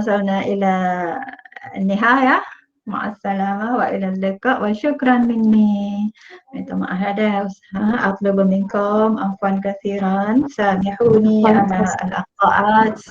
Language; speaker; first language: Arabic; non-native, fluent; Malay